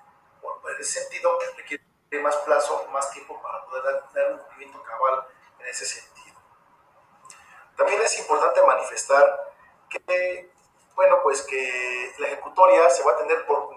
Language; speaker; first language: Spanish; native; Spanish